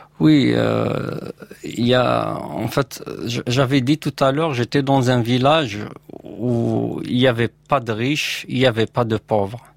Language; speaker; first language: French; non-native, local second language; Kabyle